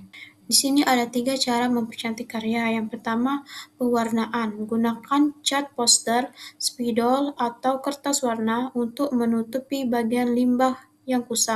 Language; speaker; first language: Indonesian; native; Indonesian